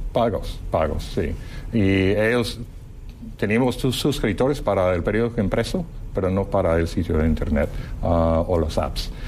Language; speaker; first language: Spanish; non-native, fluent; English